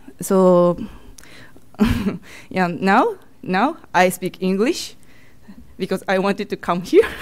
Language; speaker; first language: English; non-native, learner; Japanese